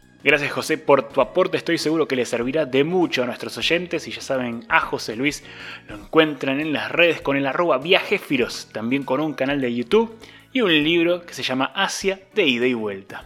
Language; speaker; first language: Spanish; native; Spanish